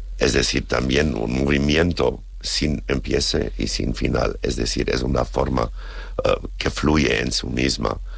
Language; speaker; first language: Spanish; non-native, fluent; German